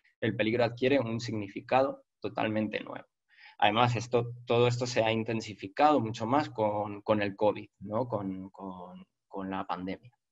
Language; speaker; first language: Spanish; native; Spanish